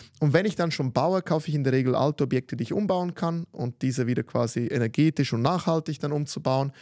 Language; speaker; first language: German; native; German